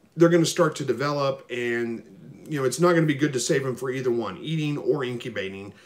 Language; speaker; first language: English; native; English